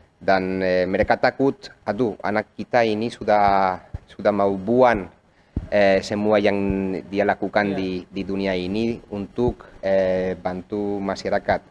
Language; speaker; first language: Indonesian; non-native, fluent; Spanish